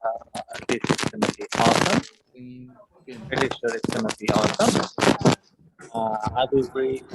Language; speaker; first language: English; non-native, learner; Indonesian